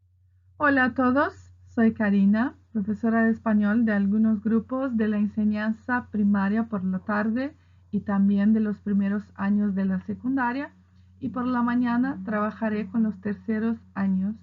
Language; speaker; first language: Spanish; non-native, fluent; Portuguese